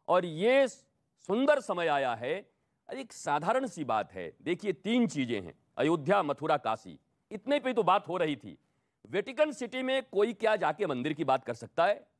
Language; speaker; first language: Hindi; native; Hindi